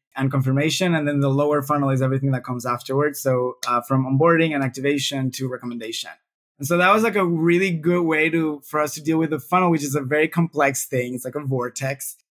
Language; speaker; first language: English; non-native, fluent; Spanish